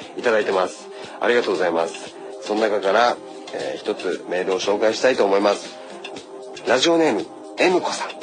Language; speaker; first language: Japanese; native; Japanese